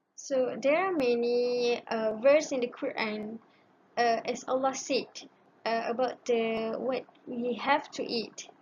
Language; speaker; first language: English; non-native, local second language; Malay